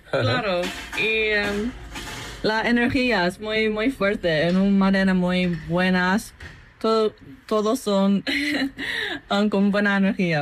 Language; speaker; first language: Spanish; non-native, learner; English